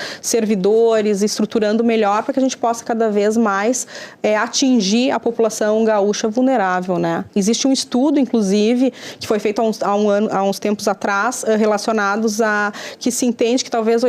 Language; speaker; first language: Portuguese; native; Portuguese